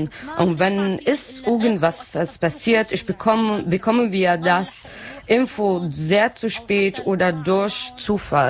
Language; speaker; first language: German; non-native, learner; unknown